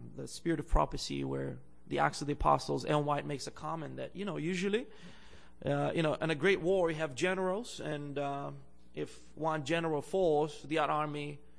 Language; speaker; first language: English; non-native, fluent; Bulgarian